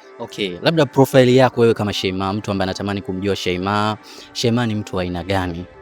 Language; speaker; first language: Swahili; native; Swahili